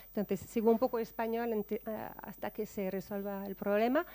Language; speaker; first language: Spanish; non-native, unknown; French